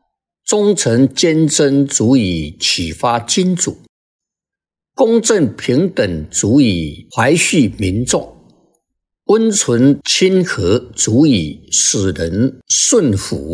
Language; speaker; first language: Chinese; native; Chinese